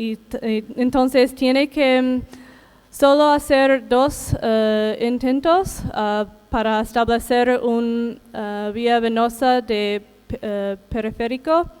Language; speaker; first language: Spanish; non-native, fluent; English